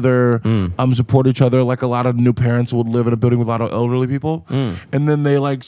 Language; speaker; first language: English; native; English